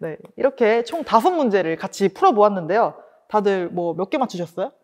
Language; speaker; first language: Korean; native; Korean